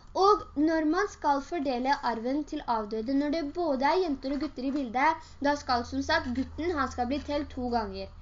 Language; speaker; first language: Norwegian; native; Norwegian